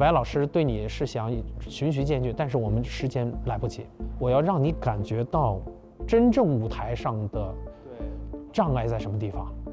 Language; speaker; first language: Chinese; native; Chinese